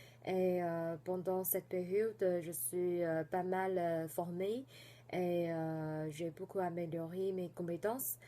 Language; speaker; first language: French; non-native, fluent; Chinese